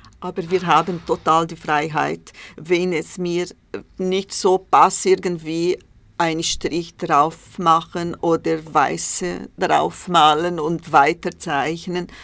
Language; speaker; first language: German; non-native, learner; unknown